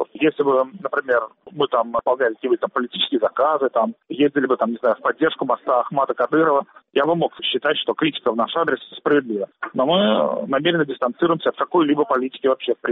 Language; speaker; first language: Russian; native; Russian